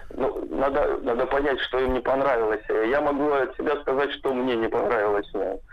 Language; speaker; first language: Russian; native; Russian